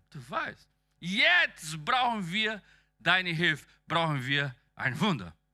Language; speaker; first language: German; non-native, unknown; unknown